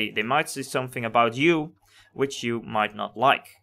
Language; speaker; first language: English; non-native, fluent; Dutch